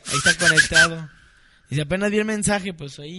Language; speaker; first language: Spanish; native; Spanish